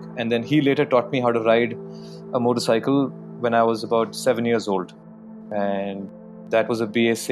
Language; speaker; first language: English; non-native, local second language; Hindi